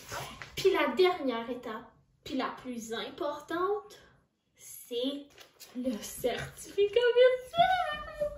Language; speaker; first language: French; native; French